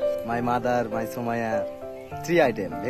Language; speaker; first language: English; non-native, learner; Bangla